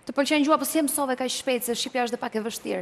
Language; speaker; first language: Albanian; native; Albanian